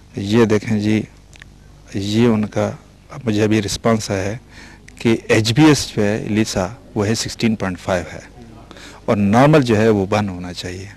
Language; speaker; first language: Urdu; non-native, local second language; Punjabi